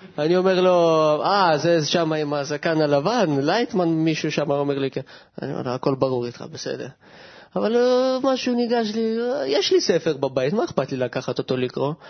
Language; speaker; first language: Hebrew; early bilingual, other home language; Russian